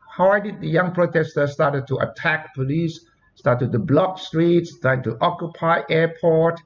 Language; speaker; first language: English; non-native, fluent; Thai